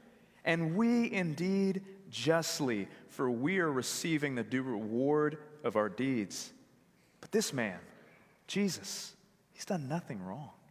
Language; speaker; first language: English; native; English